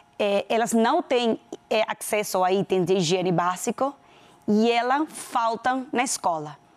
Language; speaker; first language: Portuguese; non-native, fluent; Spanish